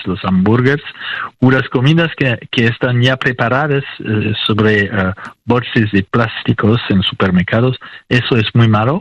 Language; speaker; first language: Spanish; non-native, fluent; French